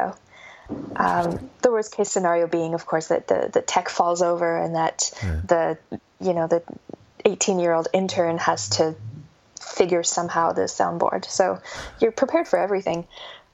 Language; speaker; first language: English; native; English